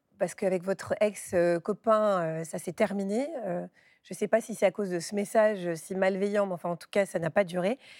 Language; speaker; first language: French; native; French